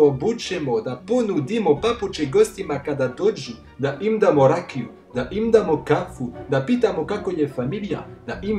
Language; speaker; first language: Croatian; non-native, fluent; French